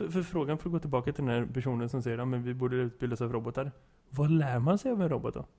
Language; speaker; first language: Swedish; native; Swedish